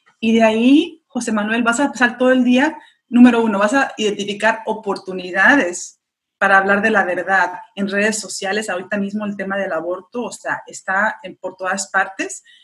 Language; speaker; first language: Spanish; early bilingual, heritage; Spanish